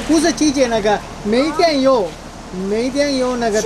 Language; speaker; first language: Chinese; non-native, local second language; Sinhala